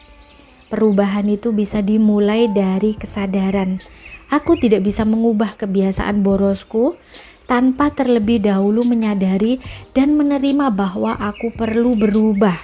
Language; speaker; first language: Indonesian; native; Indonesian